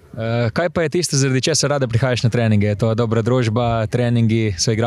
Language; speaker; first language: Slovenian; native; Slovenian